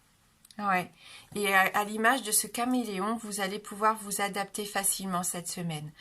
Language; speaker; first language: French; native; French